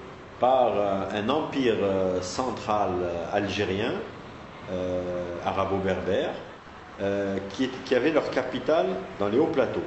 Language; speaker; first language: French; non-native, local second language; Arabic